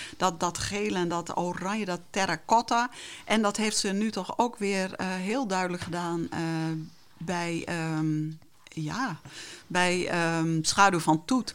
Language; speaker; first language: Dutch; non-native, local second language; Western Frisian